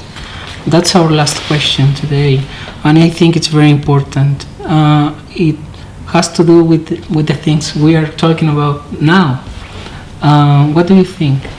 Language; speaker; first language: English; non-native, fluent; Spanish